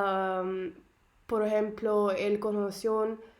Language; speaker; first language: Spanish; non-native, learner; Arabic